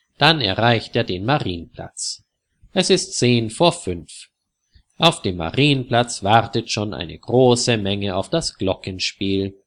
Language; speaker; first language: German; native; German